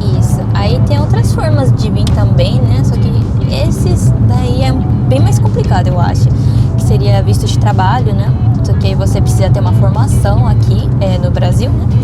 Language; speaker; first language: Portuguese; early bilingual, other home language; Japanese